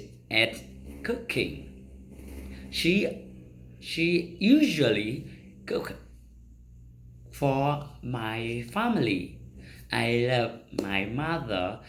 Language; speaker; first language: English; non-native, learner; Vietnamese